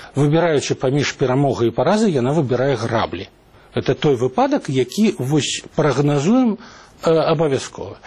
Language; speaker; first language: Russian; non-native, local second language; Belarusian